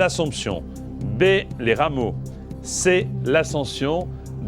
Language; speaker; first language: French; native; French